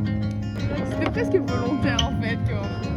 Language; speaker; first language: French; native; French